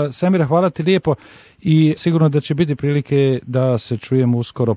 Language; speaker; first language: Serbian; native; Serbian